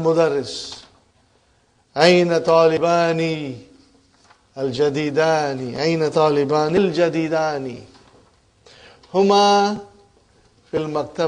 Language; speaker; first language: Arabic; non-native, fluent; English